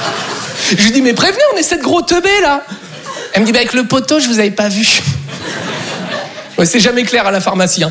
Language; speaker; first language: French; native; French